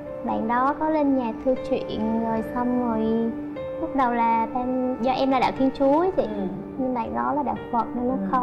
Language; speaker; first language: Vietnamese; native; Vietnamese